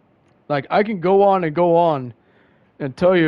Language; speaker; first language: English; native; English